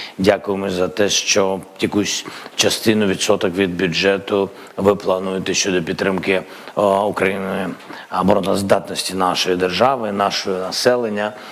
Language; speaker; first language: Ukrainian; non-native, local second language; Russian